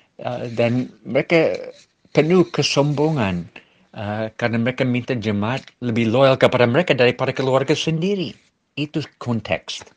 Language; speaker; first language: Malay; non-native, fluent; English